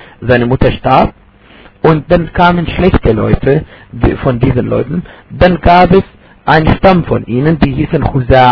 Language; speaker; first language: German; non-native, fluent; Arabic